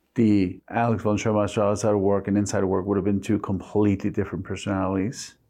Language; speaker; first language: English; non-native, fluent; Spanish